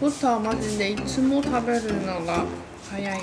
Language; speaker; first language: Japanese; non-native, fluent; Korean